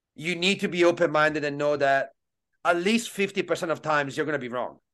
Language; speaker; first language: English; non-native, fluent; Italian